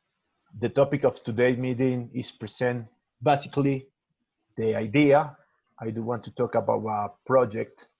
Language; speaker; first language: English; non-native, learner; Spanish